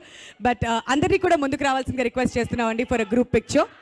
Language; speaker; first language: Telugu; native; Telugu